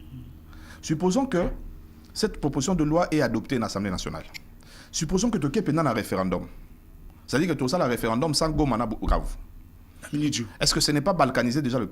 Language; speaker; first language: French; non-native, local second language; Lingala